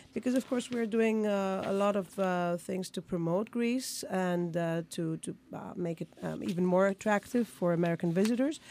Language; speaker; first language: English; non-native, fluent; Greek